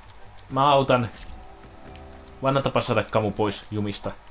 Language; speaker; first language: Finnish; native; Finnish